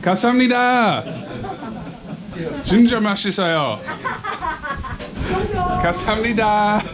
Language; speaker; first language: Korean; non-native, learner; English